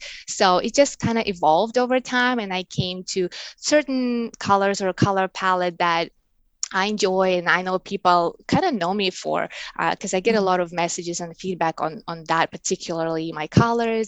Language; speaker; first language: English; non-native, fluent; Russian